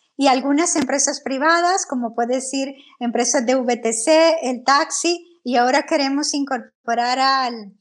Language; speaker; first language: Spanish; native; Spanish